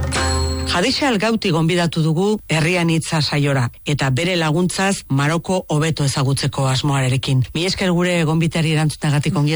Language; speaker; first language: Basque; native; Basque